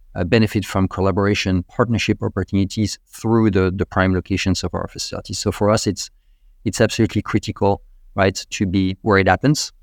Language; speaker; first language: English; non-native, fluent; French